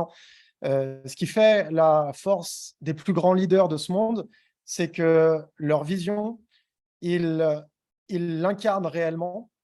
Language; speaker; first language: French; native; French